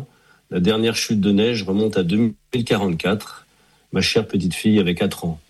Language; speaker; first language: French; native; French